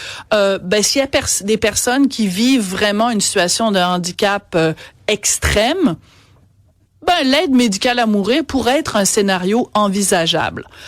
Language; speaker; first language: French; native; French